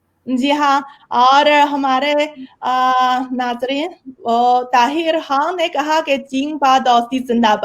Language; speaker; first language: Hindi; non-native, fluent; Chinese